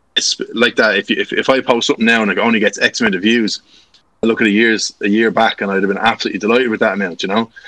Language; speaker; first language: English; native; English